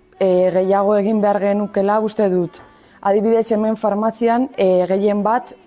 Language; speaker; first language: Basque; native; Basque